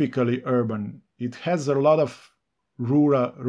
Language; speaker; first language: English; non-native, fluent; Serbian